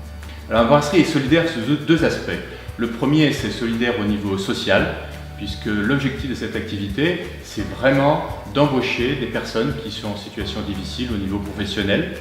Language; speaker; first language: French; native; French